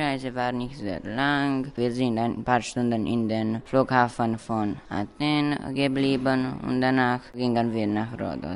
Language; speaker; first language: German; non-native, local second language; Romanian